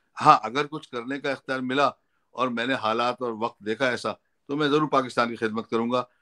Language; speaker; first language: Urdu; native; Urdu